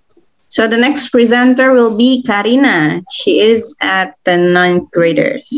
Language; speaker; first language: English; non-native, fluent; Indonesian